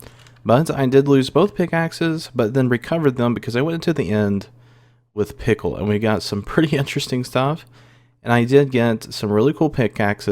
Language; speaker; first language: English; native; English